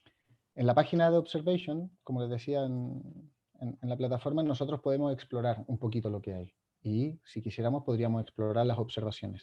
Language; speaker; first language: Spanish; native; Spanish